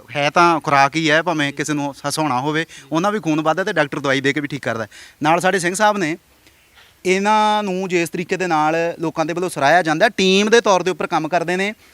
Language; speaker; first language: Punjabi; native; Punjabi